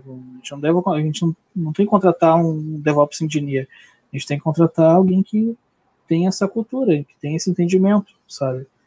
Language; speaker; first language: Portuguese; native; Portuguese